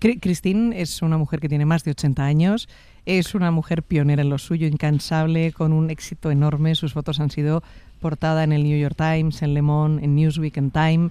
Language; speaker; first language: Spanish; native; Spanish